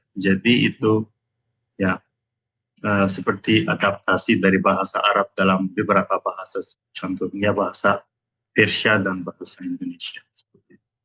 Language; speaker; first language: Indonesian; non-native, learner; Persian